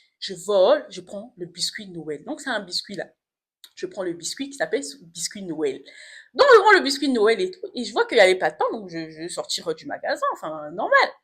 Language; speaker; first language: French; non-native, local second language; Lingala